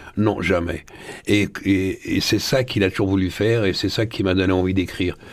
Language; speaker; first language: French; early bilingual, other home language; Arabic